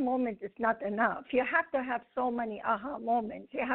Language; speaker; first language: English; non-native, fluent; Arabic